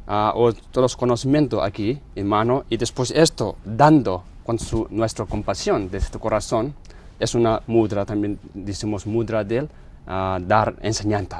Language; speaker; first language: Spanish; non-native, learner; Tibetan